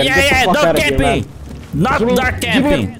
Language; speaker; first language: English; non-native, learner; Portuguese